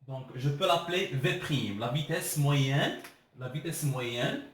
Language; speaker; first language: French; non-native, local second language; Arabic